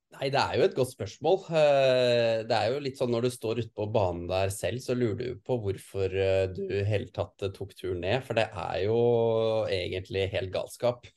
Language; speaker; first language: Norwegian; native; Norwegian